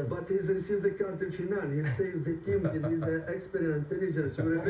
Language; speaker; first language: English; non-native, learner; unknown